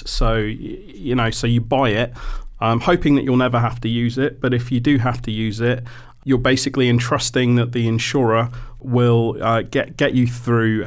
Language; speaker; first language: English; native; English